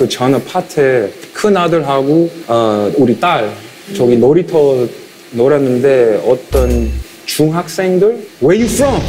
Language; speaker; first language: Korean; non-native, fluent; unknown